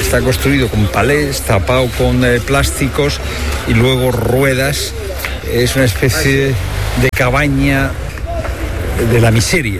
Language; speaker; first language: Spanish; native; Spanish